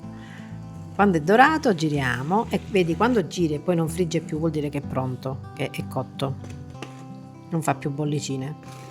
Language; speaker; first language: Italian; native; Italian